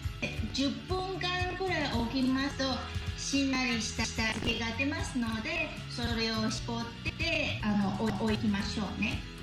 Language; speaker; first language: Japanese; non-native, fluent; Chinese